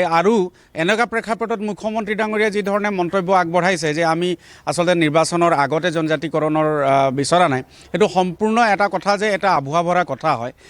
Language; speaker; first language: Assamese; non-native, local second language; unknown